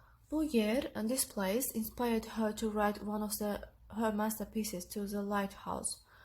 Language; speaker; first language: English; non-native, fluent; Azerbaijani